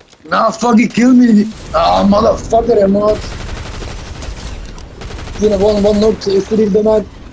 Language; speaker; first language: English; non-native, fluent; Dutch